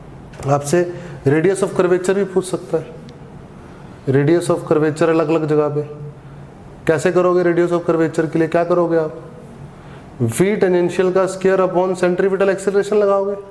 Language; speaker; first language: Hindi; native; Hindi